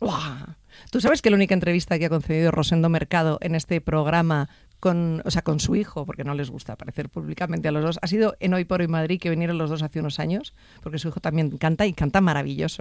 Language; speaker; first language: Spanish; native; Spanish